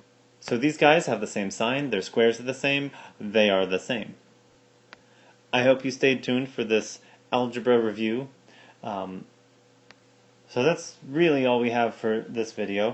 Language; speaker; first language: English; native; English